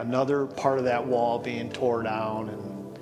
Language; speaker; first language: English; native; English